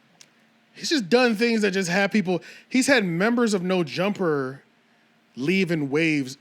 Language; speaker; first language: English; native; English